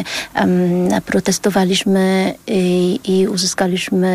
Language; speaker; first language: Polish; early bilingual, other home language; Vietnamese